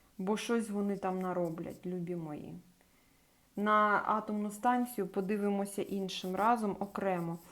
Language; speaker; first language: Ukrainian; non-native, local second language; Russian